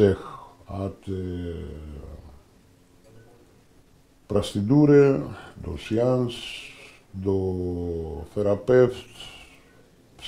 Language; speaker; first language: Russian; non-native, learner; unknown